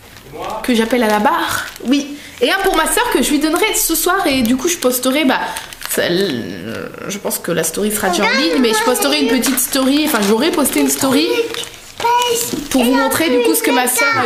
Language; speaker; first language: French; native; French